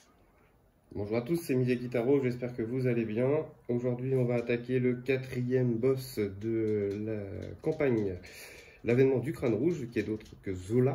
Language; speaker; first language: French; native; French